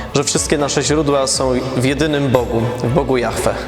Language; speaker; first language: Polish; native; Polish